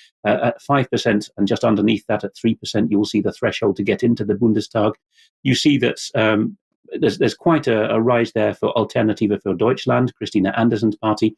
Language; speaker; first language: English; non-native, fluent; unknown